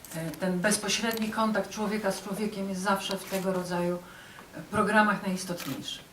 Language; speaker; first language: Polish; native; Polish